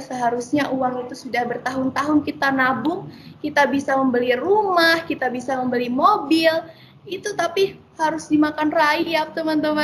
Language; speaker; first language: Indonesian; native; Indonesian